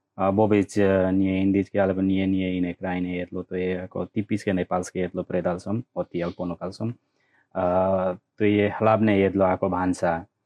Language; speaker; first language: Slovak; non-native, learner; Nepali